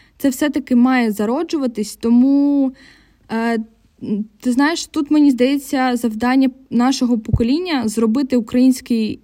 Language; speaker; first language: Ukrainian; non-native, local second language; Russian